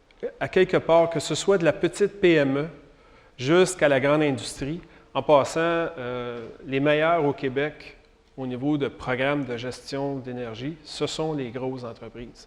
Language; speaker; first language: French; native; French